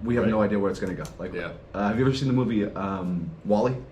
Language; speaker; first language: English; native; English